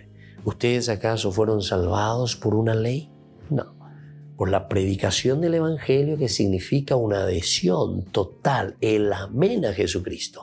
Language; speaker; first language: Spanish; native; Spanish